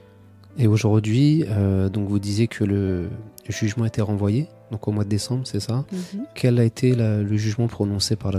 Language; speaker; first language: French; native; French